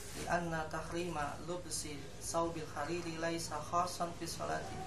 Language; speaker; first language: Arabic; non-native, fluent; Indonesian